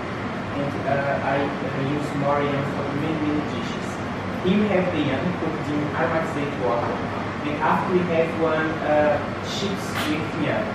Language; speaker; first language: English; non-native, learner; Portuguese